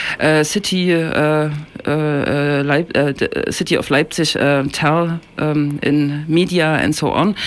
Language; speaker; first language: English; non-native, learner; German